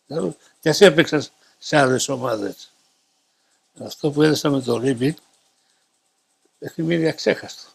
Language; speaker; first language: Greek; early bilingual, heritage; Greek